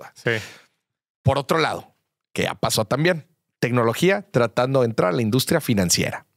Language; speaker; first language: Spanish; native; Spanish